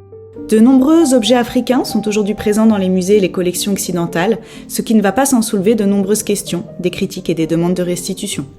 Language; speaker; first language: French; native; French